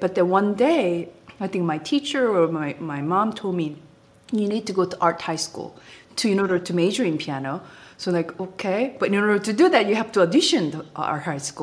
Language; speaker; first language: English; non-native, fluent; Korean